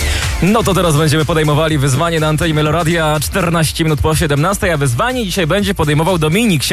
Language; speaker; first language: Polish; native; Polish